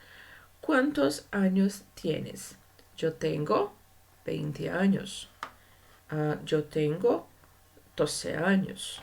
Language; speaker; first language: Spanish; non-native, learner; Portuguese